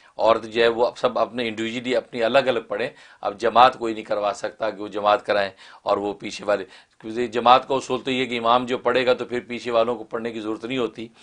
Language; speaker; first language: Hindi; non-native, local second language; Kashmiri